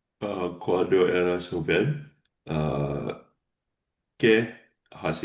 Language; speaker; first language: Spanish; non-native, learner; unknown